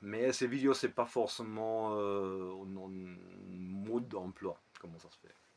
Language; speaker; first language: French; non-native, fluent; German